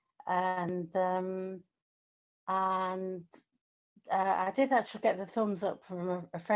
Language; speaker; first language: English; native; English